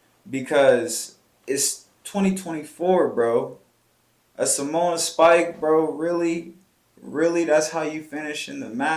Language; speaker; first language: English; native; English